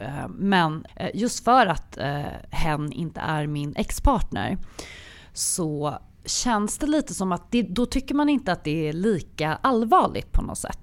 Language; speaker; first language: Swedish; native; Swedish